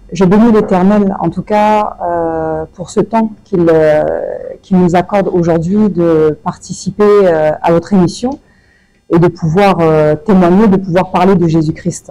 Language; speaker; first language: French; native; French